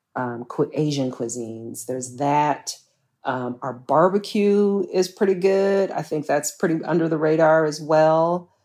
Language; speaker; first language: English; native; English